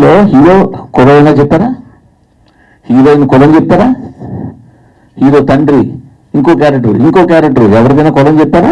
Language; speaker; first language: Telugu; native; Telugu